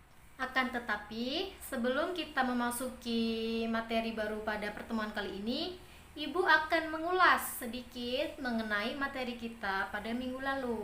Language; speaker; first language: Indonesian; native; Indonesian